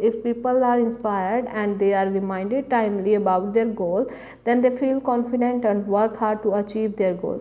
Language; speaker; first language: English; non-native, local second language; Punjabi